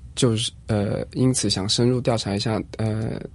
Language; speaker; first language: Chinese; native; Chinese